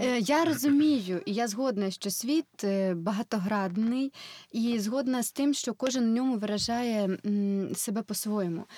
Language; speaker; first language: Ukrainian; non-native, local second language; Russian